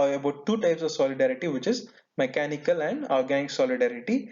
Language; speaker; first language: English; non-native, local second language; Kannada